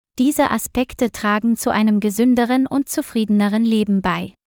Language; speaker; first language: German; non-native, learner; Vietnamese